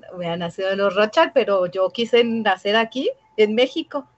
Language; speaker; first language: Spanish; native; Spanish